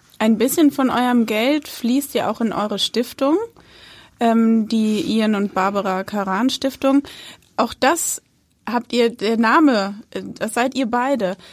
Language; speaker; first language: German; native; German